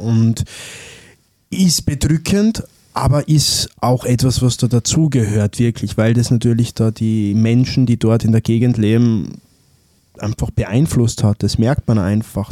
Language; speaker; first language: German; early bilingual, other home language; Italian